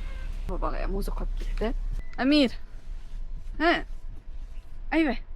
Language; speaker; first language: Korean; non-native, fluent; Uzbek